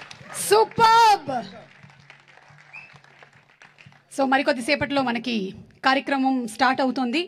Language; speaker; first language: Telugu; native; Telugu